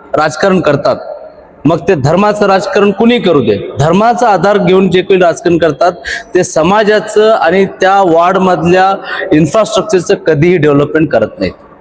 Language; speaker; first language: Marathi; non-native, local second language; Urdu